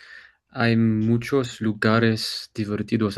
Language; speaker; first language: Spanish; non-native, learner; English